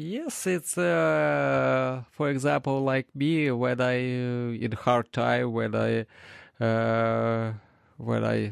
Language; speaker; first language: English; non-native, learner; Ukrainian